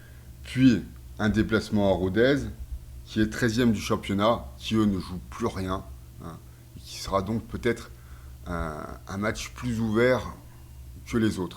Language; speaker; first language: French; native; French